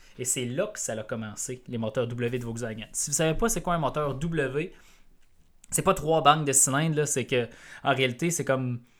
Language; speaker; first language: French; native; French